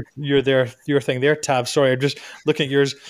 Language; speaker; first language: English; native; English